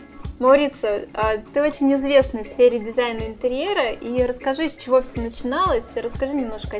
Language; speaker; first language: Russian; native; Russian